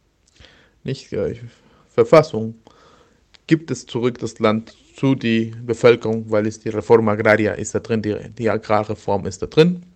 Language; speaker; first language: German; non-native, learner; Spanish